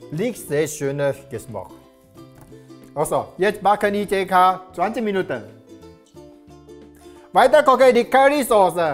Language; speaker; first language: German; non-native, learner; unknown